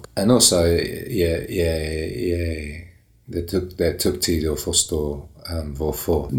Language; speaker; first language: Norwegian; non-native, learner; English